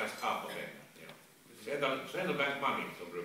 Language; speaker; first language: Swedish; non-native, local second language; Finnish